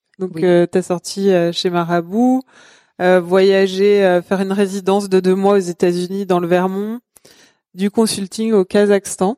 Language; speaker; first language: French; native; French